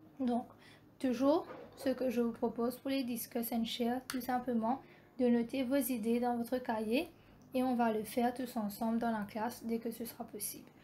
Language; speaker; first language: French; non-native, local second language; Morisyen